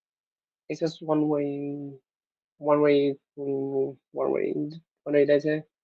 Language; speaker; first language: English; non-native, learner; Vietnamese